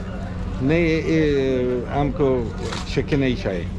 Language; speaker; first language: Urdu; non-native, learner; Persian